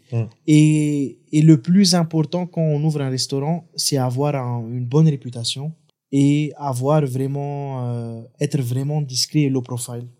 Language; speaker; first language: French; non-native, local second language; Arabic